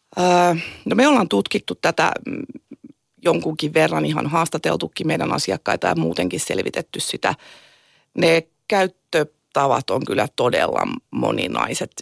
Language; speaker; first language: Finnish; native; Finnish